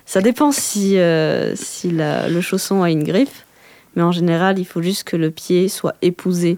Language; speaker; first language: French; native; French